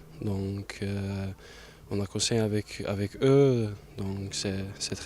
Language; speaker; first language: French; non-native, learner; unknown